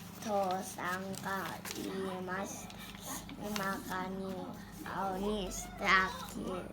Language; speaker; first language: Japanese; non-native, learner; Thai